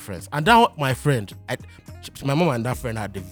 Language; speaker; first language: English; non-native, local second language; Yoruba